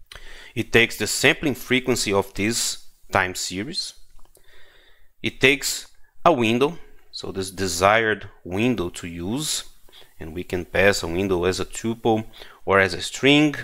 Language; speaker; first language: English; non-native, fluent; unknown